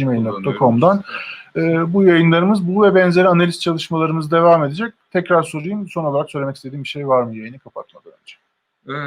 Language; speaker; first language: Turkish; native; Turkish